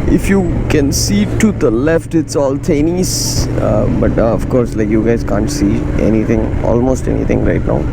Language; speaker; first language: English; non-native, local second language; Tamil